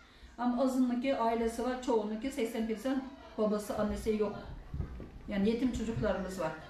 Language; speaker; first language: Turkish; non-native, learner; Uyghur